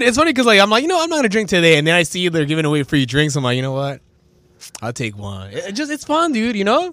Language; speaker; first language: English; early bilingual, other home language; Spanish